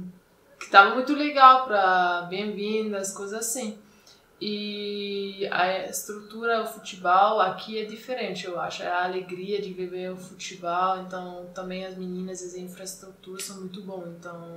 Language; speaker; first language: Portuguese; non-native, fluent; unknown